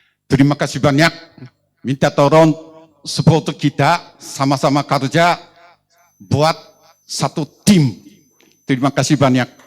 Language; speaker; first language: Indonesian; non-native, learner; Japanese